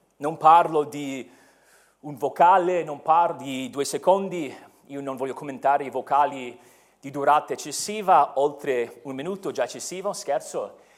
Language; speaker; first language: Italian; non-native, fluent; English